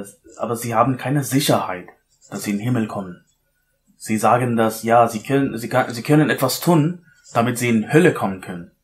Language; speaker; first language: German; non-native, learner; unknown